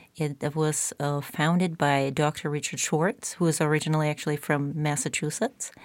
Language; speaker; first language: English; non-native, fluent; Czech